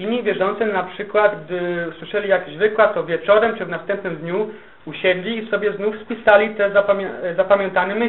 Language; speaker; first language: Polish; native; Polish